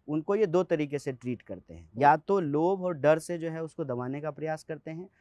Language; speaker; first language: Hindi; native; Hindi